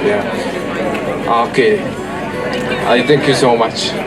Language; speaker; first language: English; non-native, learner; Mongolian